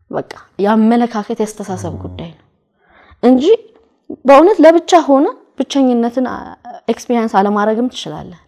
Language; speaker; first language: Amharic; native; Amharic